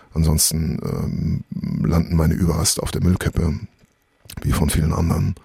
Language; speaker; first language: German; native; German